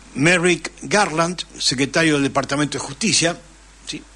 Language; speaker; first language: Spanish; native; Spanish